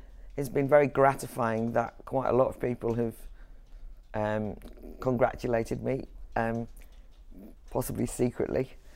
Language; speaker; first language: English; native; English